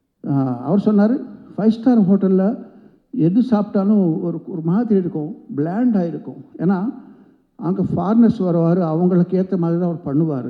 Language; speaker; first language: Tamil; non-native, local second language; Telugu